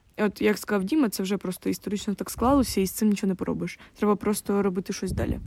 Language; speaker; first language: Ukrainian; non-native, local second language; Russian